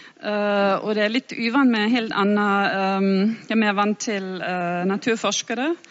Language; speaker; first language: Norwegian; non-native, fluent; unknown